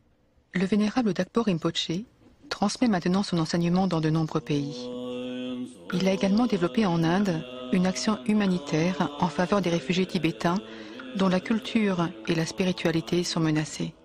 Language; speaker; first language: French; native; French